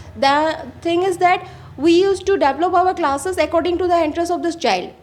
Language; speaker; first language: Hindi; non-native, local second language; Assamese